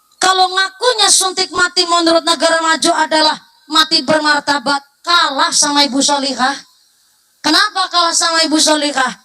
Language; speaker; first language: Indonesian; non-native, local second language; Javanese